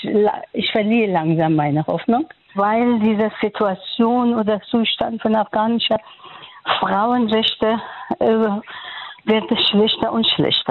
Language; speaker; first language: German; non-native, fluent; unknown